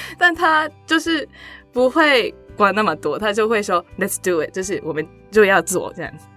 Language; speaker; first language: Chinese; non-native, fluent; Japanese